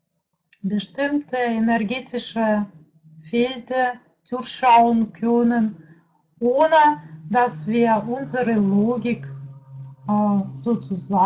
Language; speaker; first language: German; non-native, fluent; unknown